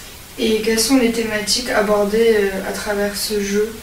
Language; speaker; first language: French; native; French